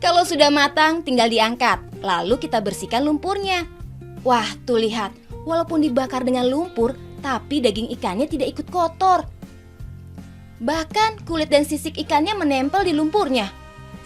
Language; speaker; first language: Indonesian; native; Indonesian